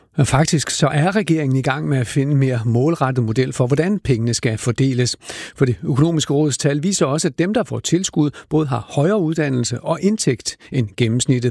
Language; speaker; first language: Danish; native; Danish